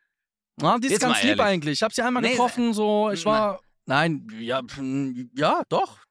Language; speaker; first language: German; native; German